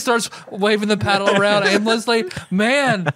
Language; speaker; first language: English; native; English